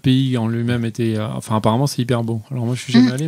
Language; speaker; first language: French; native; French